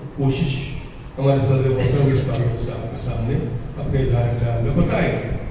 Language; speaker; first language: Urdu; native; Urdu